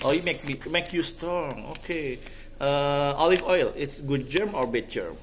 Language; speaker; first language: English; non-native, learner; Indonesian